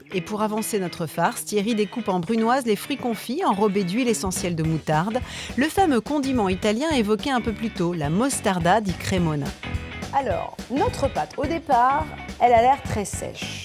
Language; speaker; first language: French; native; French